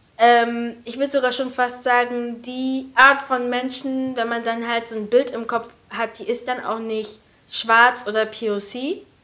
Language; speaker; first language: German; early bilingual, other home language; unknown